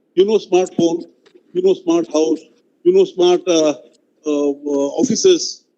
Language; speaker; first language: English; non-native, local second language; Marathi